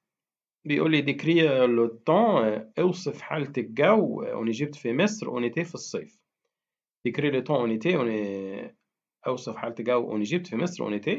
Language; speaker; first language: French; non-native, fluent; Arabic